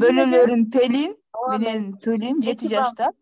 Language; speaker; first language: Turkish; non-native, learner; Kyrgyz